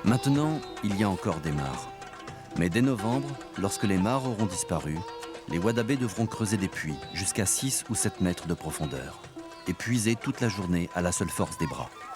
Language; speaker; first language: French; native; French